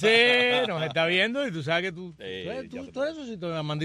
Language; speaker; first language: Spanish; native; Spanish